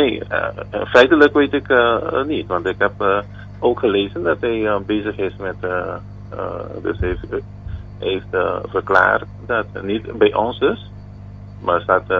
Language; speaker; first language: Dutch; non-native, local second language; Papiamento